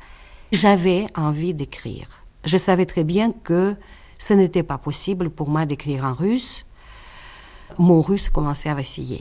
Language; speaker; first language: French; non-native, fluent; Russian